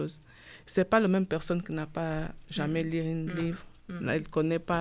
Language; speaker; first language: French; non-native, learner; Portuguese